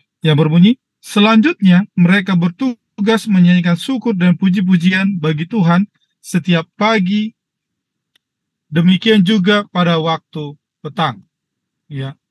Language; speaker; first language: Indonesian; native; Indonesian